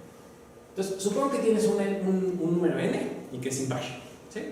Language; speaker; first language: Spanish; native; Spanish